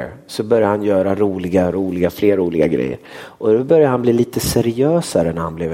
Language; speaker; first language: Swedish; early bilingual, other home language; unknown